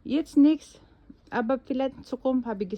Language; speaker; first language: German; non-native, learner; Filipino